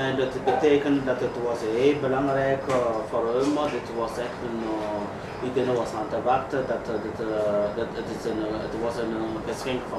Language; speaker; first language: Dutch; non-native, learner; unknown